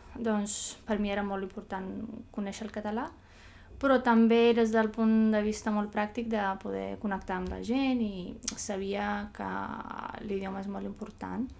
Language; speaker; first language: Catalan; non-native, fluent; Greek